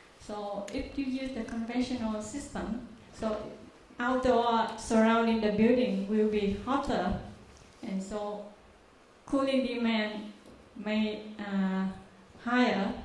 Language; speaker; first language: English; non-native, learner; Vietnamese